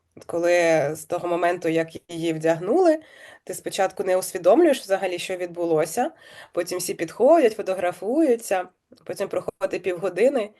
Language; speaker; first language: Ukrainian; native; Ukrainian